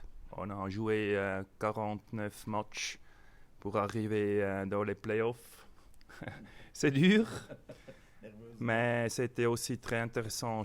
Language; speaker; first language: French; non-native, local second language; German